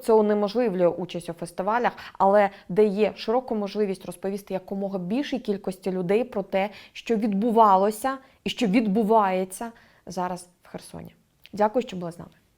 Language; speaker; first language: Ukrainian; native; Ukrainian